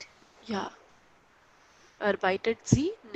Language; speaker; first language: German; non-native, local second language; Hindi